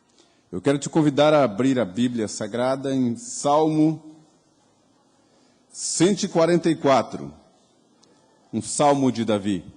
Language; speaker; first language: Portuguese; native; Portuguese